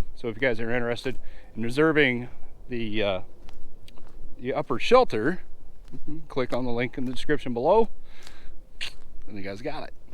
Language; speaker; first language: English; native; English